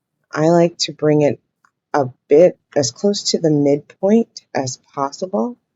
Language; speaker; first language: English; native; English